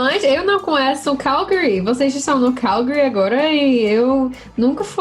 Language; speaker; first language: Portuguese; non-native, fluent; English